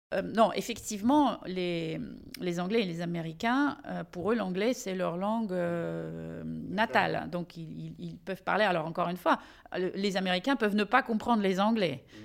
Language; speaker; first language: French; non-native, fluent; Russian